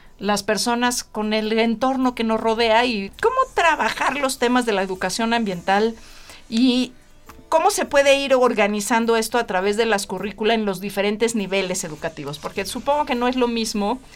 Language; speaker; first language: Spanish; native; Spanish